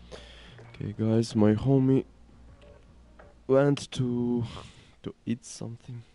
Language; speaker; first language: English; non-native, learner; Ukrainian